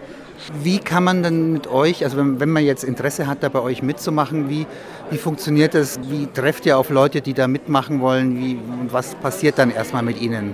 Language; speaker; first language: German; native; German